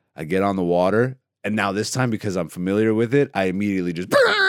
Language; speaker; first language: English; non-native, fluent; Greek